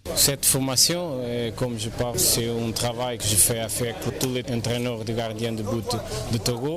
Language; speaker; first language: French; non-native, learner; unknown